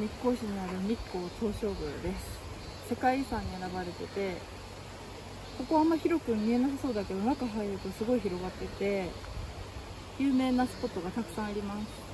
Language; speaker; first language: Japanese; native; Japanese